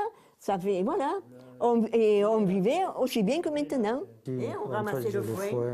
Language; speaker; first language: French; native; French